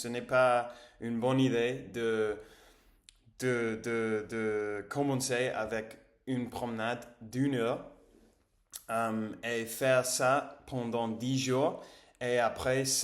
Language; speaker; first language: French; non-native, learner; English